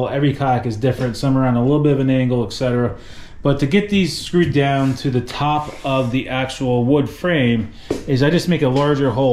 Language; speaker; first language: English; native; English